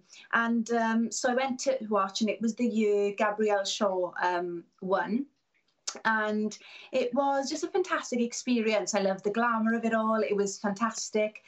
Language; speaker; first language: English; native; English